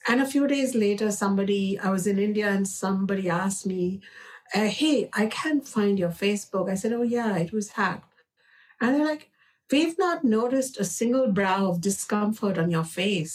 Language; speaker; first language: English; non-native, local second language; Hindi